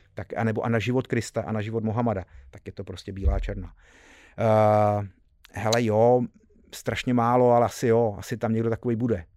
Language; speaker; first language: Czech; early bilingual, heritage; Czech